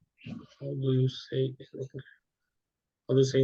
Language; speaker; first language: English; non-native, learner; Portuguese